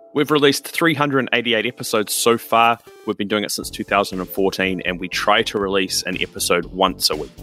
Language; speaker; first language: English; native; English